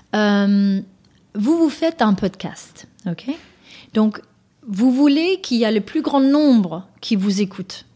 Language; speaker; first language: French; non-native, fluent; Danish